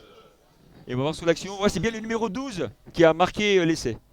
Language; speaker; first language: French; native; French